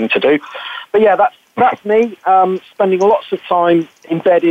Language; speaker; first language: English; native; English